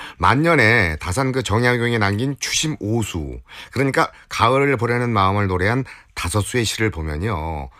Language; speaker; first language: Korean; native; Korean